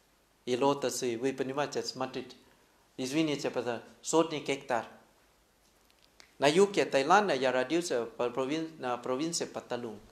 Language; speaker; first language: Russian; non-native, fluent; Thai